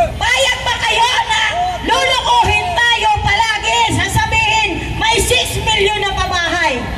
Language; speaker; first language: Filipino; non-native, local second language; Waray